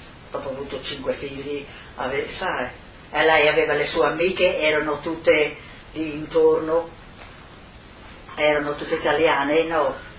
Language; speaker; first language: Italian; early bilingual, other home language; English